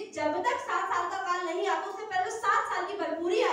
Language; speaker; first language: Hindi; native; Hindi